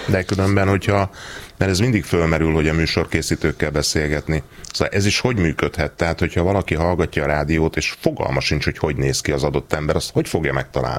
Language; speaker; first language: Hungarian; native; Hungarian